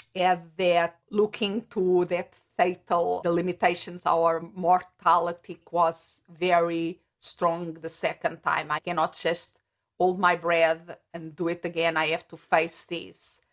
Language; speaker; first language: English; non-native, fluent; Portuguese